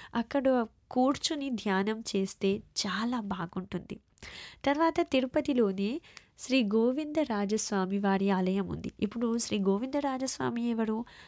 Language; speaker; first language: Telugu; early bilingual, heritage; Telugu